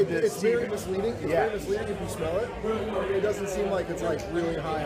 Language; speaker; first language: English; native; English